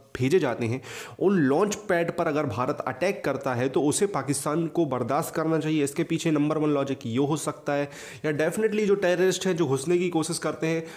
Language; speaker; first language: Hindi; native; Hindi